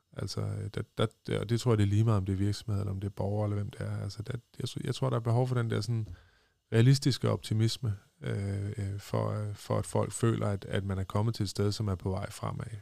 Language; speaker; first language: Danish; native; Danish